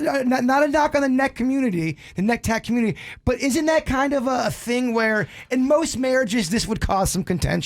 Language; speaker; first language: English; native; English